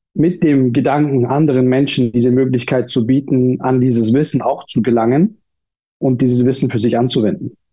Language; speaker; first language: German; early bilingual, other home language; Turkish